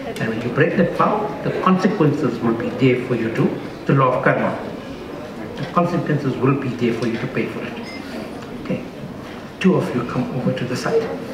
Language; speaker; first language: English; native; English